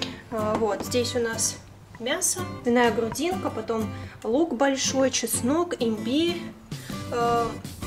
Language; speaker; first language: Russian; native; Russian